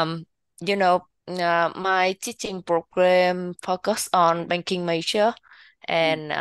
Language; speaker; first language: English; non-native, learner; Vietnamese